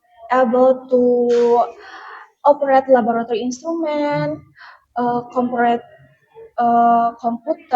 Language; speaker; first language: English; non-native, learner; Indonesian